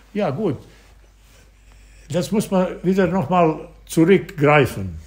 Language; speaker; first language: German; non-native, fluent; Serbian